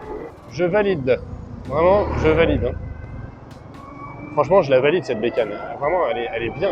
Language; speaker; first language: French; native; French